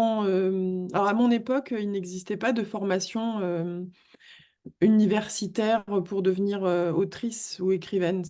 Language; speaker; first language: French; native; French